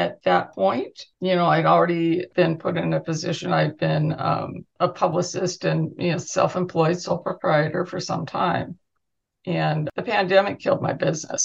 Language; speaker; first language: English; native; English